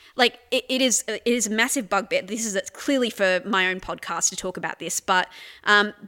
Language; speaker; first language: English; native; English